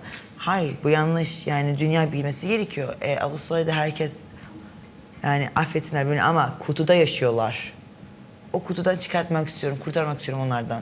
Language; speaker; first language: Turkish; early bilingual, heritage; Turkish